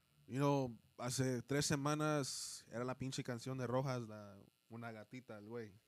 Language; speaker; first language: Spanish; early bilingual, heritage; Spanish